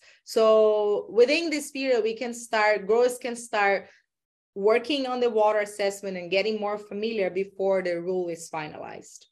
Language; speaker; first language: English; non-native, fluent; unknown